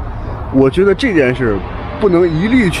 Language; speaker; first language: Chinese; native; Chinese